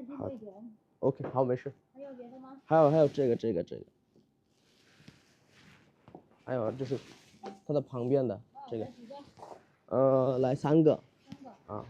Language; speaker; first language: Chinese; non-native, learner; Bangla